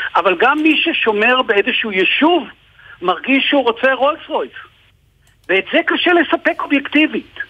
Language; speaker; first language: Hebrew; native; Hebrew